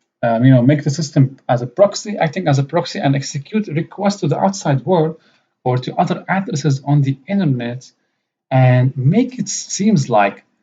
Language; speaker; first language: English; non-native, fluent; Arabic